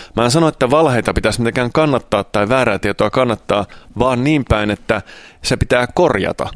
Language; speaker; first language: Finnish; early bilingual, other home language; Italian